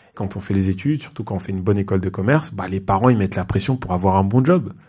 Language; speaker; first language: French; native; French